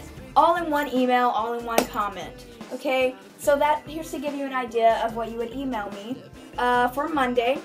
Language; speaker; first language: English; native; English